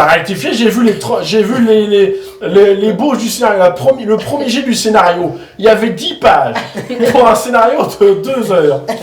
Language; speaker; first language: French; native; French